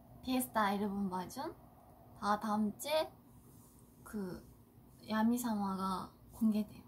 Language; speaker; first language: Korean; non-native, fluent; Japanese